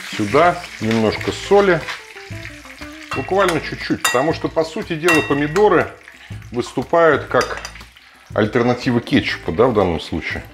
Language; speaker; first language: Russian; native; Russian